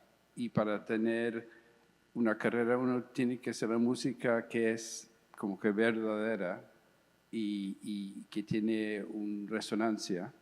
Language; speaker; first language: Spanish; early bilingual, heritage; English